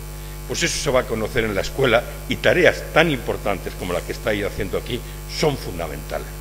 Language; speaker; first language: Spanish; native; Spanish